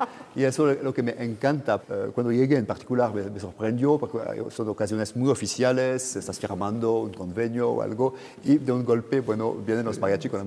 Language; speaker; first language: Spanish; non-native, fluent; French